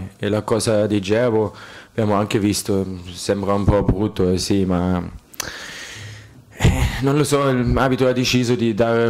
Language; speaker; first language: Italian; non-native, fluent; German